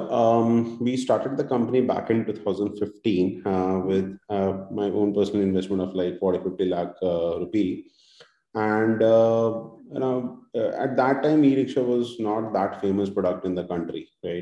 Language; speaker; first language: English; non-native, local second language; Hindi